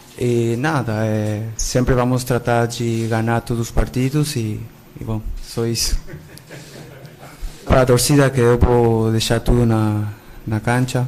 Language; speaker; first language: Portuguese; non-native, learner; Spanish